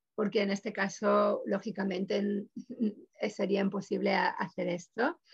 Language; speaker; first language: Spanish; native; Spanish